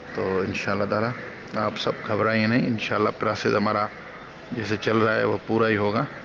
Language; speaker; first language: Urdu; non-native, local second language; Sindhi